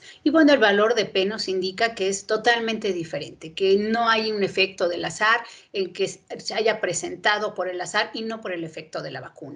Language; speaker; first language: Spanish; native; Spanish